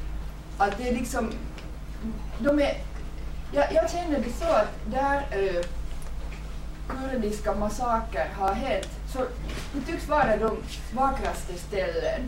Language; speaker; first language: Swedish; non-native, fluent; Finnish